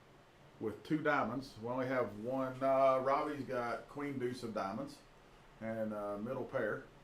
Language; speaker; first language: English; native; English